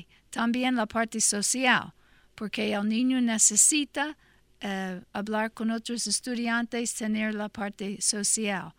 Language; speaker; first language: Spanish; non-native, fluent; English